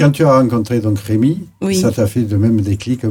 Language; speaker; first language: French; native; French